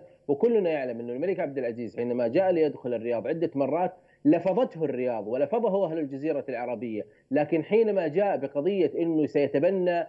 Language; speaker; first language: Arabic; native; Arabic